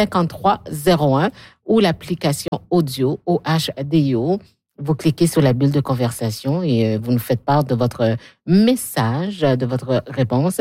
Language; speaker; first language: French; native; French